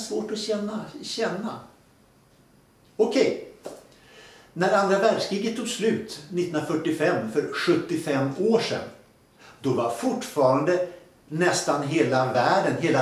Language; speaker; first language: Swedish; native; Swedish